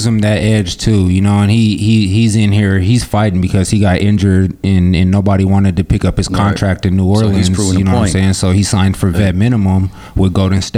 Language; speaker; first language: English; native; English